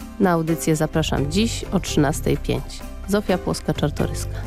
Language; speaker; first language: Polish; native; Polish